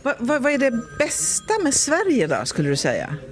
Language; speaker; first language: Swedish; native; Swedish